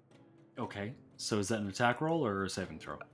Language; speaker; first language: English; native; English